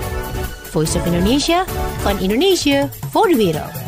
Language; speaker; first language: Dutch; non-native, fluent; Indonesian